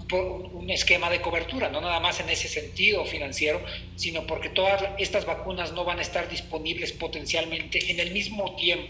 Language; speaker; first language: Spanish; native; Spanish